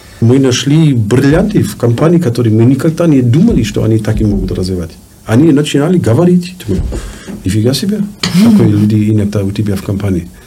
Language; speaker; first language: Russian; non-native, learner; German